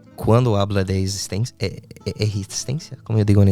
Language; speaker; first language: Spanish; non-native, fluent; English